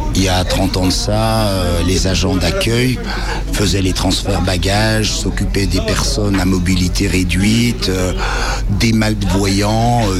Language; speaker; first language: French; native; French